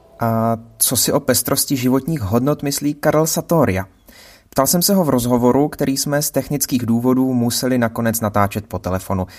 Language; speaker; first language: Czech; native; Czech